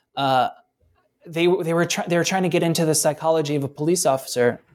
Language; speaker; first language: English; native; English